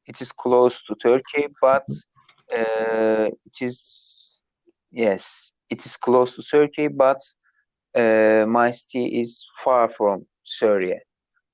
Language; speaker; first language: English; non-native, learner; Turkish